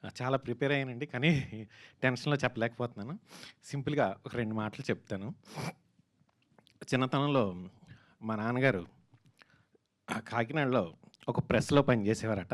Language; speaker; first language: Telugu; native; Telugu